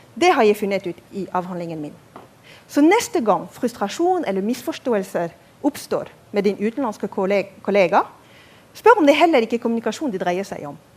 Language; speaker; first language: Norwegian; non-native, fluent; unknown